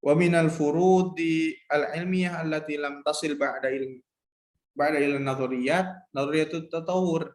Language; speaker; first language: Arabic; non-native, learner; Indonesian